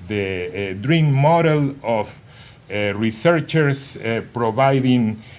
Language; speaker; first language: English; non-native, fluent; Spanish